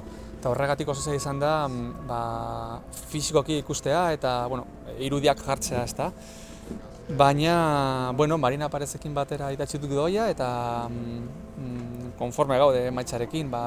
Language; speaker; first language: Basque; non-native, local second language; Spanish